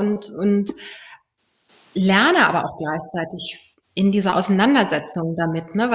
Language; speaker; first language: German; early bilingual, other home language; Persian